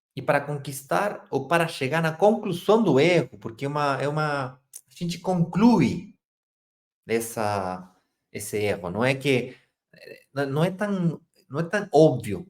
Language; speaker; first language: Portuguese; non-native, fluent; Spanish